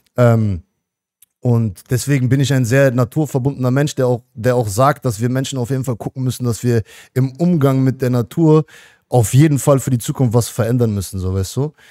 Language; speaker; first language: German; native; German